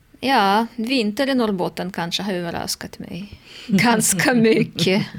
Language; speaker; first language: Swedish; non-native, fluent; Russian